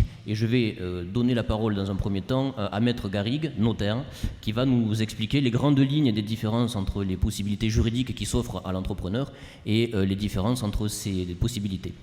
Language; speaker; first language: French; native; French